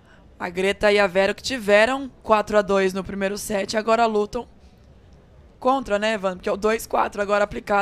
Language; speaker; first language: Portuguese; native; Portuguese